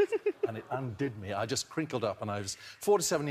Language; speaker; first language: English; native; English